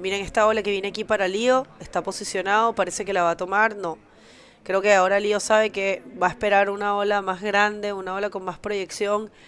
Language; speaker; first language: Spanish; native; Spanish